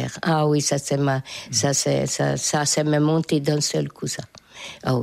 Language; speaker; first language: French; non-native, fluent; Hungarian